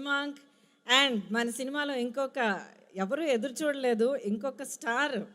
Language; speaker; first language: Telugu; native; Telugu